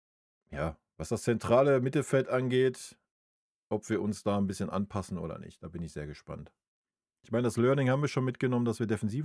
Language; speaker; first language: German; native; German